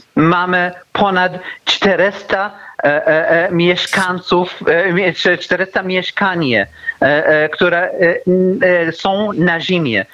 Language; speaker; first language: Polish; non-native, learner; Arabic